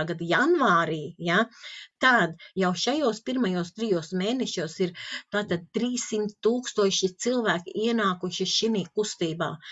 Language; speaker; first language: Latvian; non-native, local second language; Russian